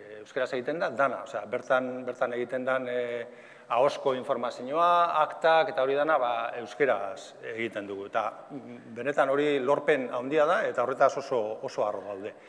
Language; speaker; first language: Basque; native; Basque